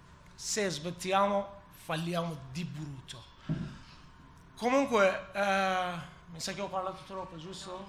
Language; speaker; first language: Italian; non-native, learner; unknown